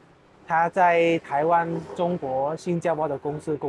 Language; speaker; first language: Chinese; early bilingual, heritage; Chinese